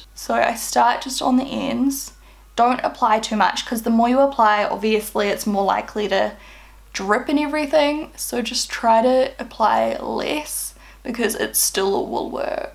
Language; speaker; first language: English; native; English